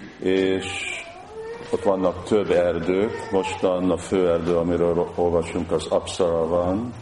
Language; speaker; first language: Hungarian; early bilingual, heritage; Hungarian